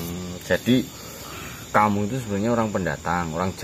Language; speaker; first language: Indonesian; native; Indonesian